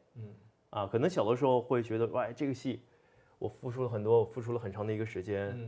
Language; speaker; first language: Chinese; native; Chinese